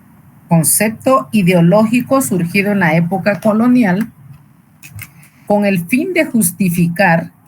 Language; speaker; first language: Spanish; native; Spanish